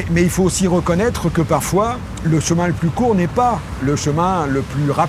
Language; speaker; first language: French; native; French